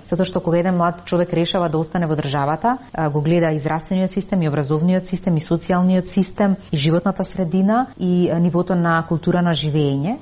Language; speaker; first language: Macedonian; native; Macedonian